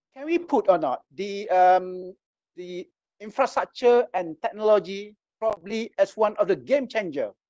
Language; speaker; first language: English; non-native, local second language; Malay